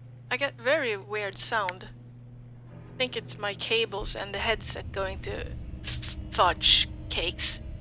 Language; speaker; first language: English; non-native, fluent; Swedish